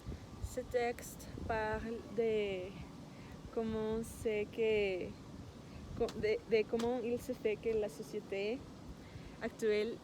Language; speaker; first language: French; non-native, learner; Spanish